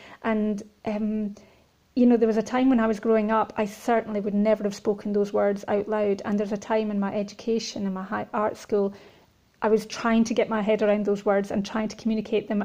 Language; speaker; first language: English; native; English